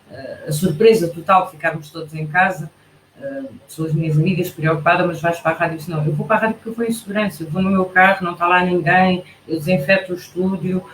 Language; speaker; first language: Portuguese; native; Portuguese